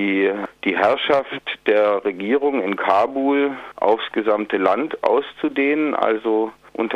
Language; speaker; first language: German; native; German